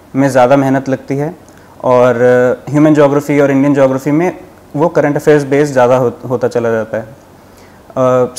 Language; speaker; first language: Hindi; native; Hindi